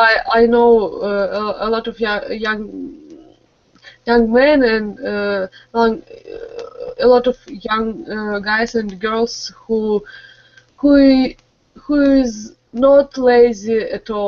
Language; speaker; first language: English; non-native, learner; Russian